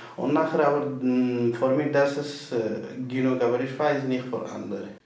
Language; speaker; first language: German; non-native, learner; Persian